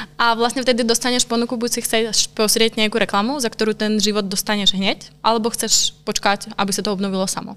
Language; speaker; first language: Slovak; non-native, local second language; Hungarian